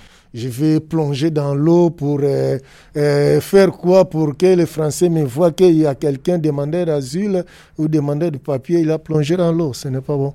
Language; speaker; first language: French; non-native, learner; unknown